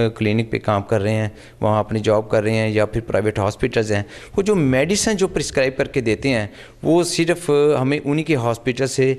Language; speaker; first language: Urdu; non-native, local second language; Punjabi